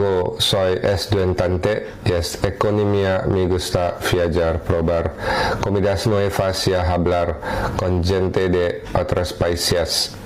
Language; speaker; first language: Spanish; non-native, learner; Indonesian